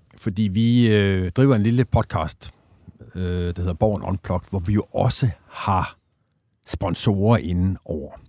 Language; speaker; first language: Danish; native; Danish